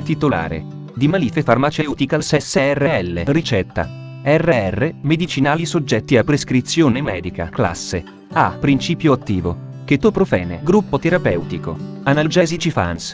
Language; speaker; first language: Italian; native; Italian